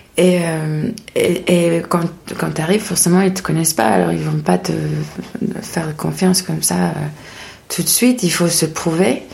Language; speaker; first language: French; non-native, fluent; Spanish